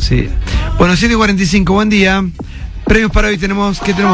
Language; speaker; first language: Spanish; native; Spanish